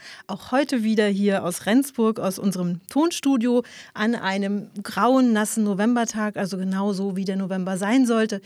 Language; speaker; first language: German; native; German